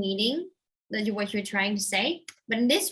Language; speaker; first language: English; non-native, fluent; Thai